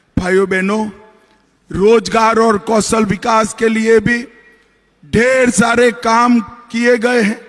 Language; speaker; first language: Hindi; non-native, local second language; Gujarati